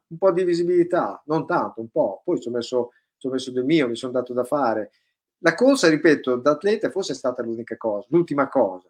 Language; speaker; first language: Italian; native; Italian